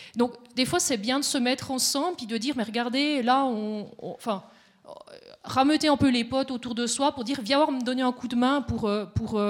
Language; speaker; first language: French; native; French